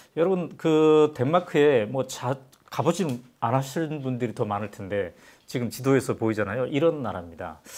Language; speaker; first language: Korean; native; Korean